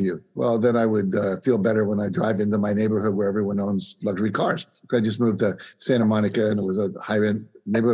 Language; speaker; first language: English; native; English